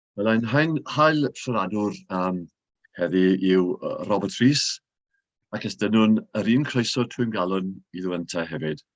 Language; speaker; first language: Welsh; native; Welsh